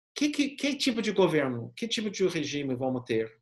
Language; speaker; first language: Portuguese; non-native, fluent; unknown